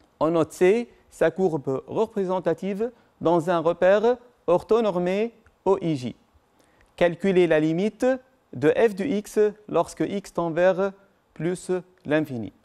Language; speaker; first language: French; non-native, local second language; Arabic